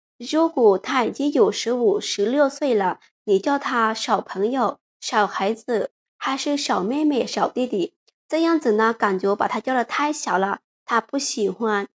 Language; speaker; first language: Chinese; non-native, fluent; Lao